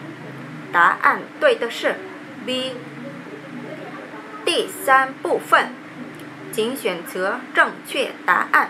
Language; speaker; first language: Chinese; non-native, learner; Vietnamese